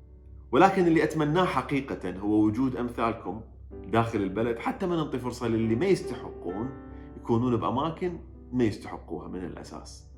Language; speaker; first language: Arabic; native; Arabic